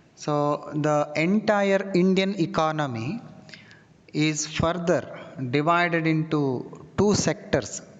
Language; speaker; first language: English; non-native, local second language; Kannada